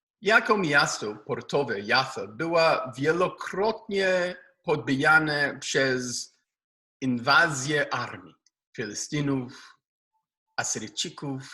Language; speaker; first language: Polish; non-native, learner; Hebrew